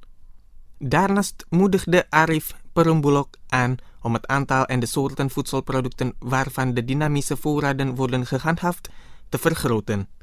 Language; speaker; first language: Dutch; non-native, fluent; Indonesian